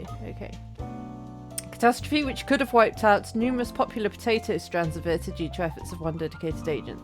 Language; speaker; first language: English; native; English